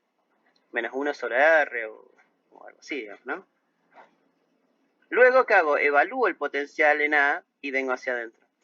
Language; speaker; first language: Spanish; native; Spanish